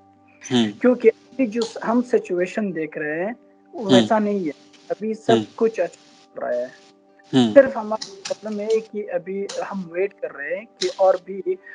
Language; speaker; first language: Hindi; non-native, fluent; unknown